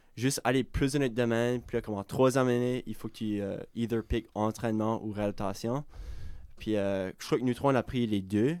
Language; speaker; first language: French; native; French